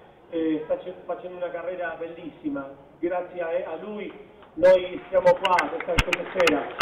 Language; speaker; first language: Italian; non-native, fluent; Spanish